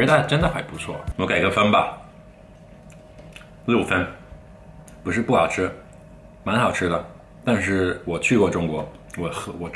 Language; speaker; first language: Chinese; non-native, fluent; English